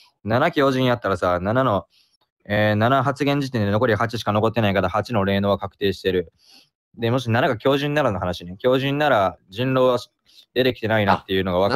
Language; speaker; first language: Japanese; native; Japanese